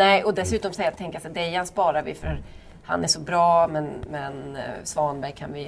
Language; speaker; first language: Swedish; native; Swedish